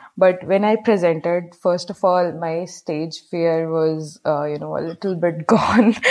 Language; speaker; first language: English; non-native, local second language; Hindi